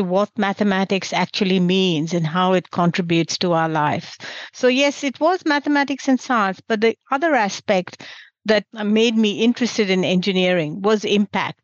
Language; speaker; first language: English; non-native, local second language; Gujarati